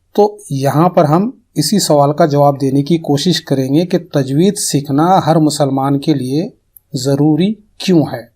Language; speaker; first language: Urdu; native; Urdu